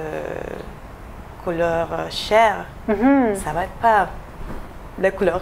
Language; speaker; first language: French; non-native, fluent; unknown